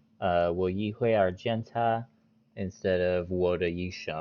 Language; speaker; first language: Chinese; non-native, learner; English